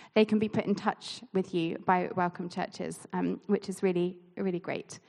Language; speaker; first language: English; native; English